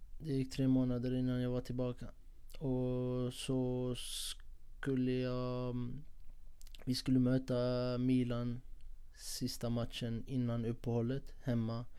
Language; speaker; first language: Swedish; non-native, fluent; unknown